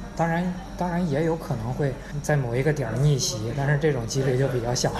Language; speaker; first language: Chinese; native; Chinese